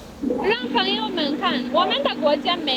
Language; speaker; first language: Chinese; non-native, learner; Swahili